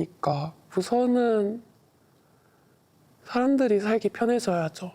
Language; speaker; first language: Korean; early bilingual, other home language; Chinese